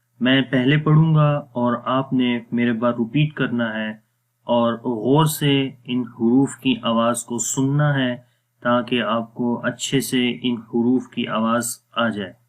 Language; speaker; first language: Urdu; non-native, local second language; Punjabi